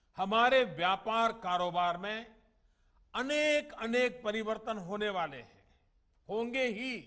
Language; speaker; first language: Hindi; non-native, local second language; Gujarati